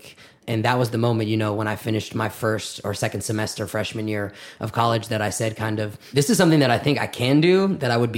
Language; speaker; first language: English; native; English